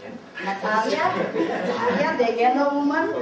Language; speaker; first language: English; non-native, learner; Portuguese